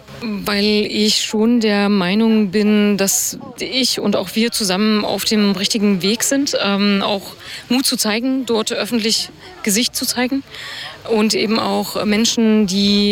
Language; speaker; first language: German; native; German